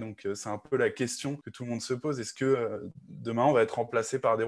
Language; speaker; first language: French; native; French